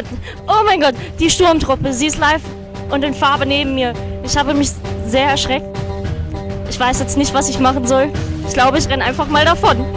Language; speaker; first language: German; native; German